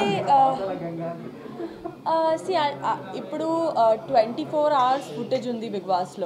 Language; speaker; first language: Telugu; non-native, learner; Gujarati